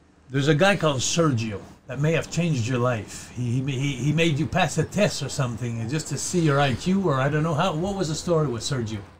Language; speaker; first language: English; non-native, fluent; French